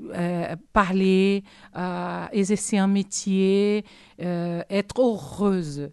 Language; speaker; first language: French; non-native, fluent; Portuguese